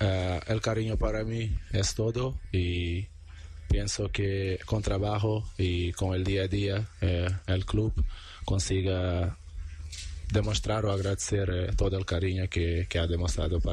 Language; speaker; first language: Spanish; non-native, learner; Portuguese